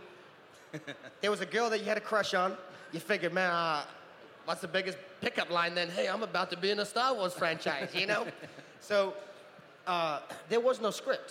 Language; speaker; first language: English; native; English